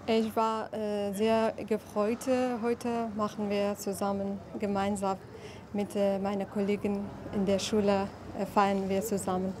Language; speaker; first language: German; non-native, learner; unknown